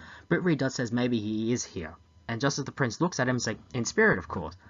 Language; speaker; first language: English; native; English